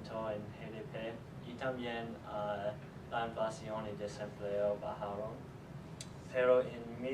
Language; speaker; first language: Spanish; non-native, learner; English